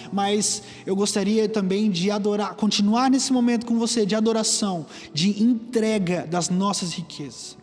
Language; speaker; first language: Portuguese; native; Portuguese